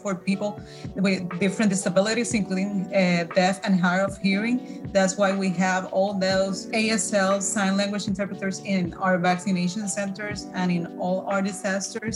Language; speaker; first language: English; non-native, fluent; Spanish